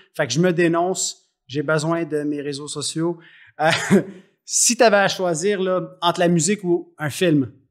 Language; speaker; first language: French; native; French